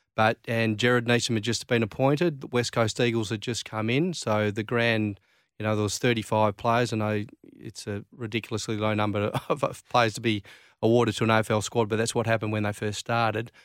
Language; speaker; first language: English; native; English